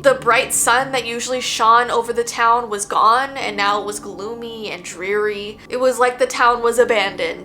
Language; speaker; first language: English; native; English